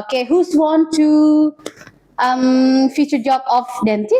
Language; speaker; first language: English; non-native, learner; Indonesian